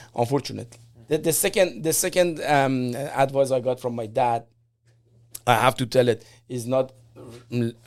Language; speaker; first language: English; non-native, fluent; Persian